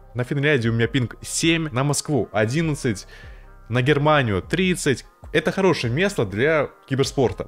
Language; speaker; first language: Russian; native; Russian